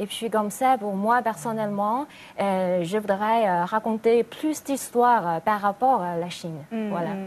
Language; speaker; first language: French; non-native, fluent; Chinese